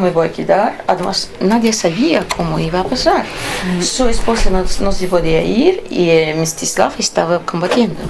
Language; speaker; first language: Spanish; non-native, fluent; Russian